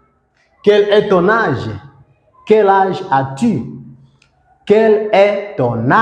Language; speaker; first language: French; non-native, fluent; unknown